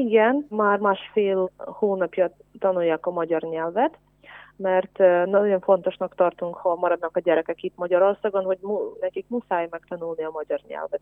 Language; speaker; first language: Hungarian; non-native, fluent; Ukrainian